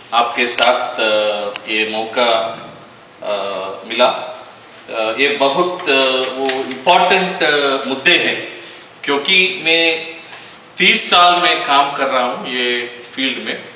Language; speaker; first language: Hindi; non-native, local second language; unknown